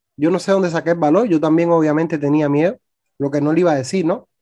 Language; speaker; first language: Spanish; native; Spanish